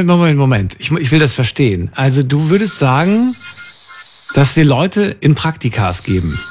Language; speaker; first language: German; native; German